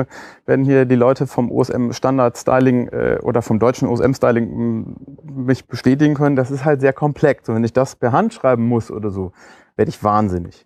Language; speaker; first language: German; native; German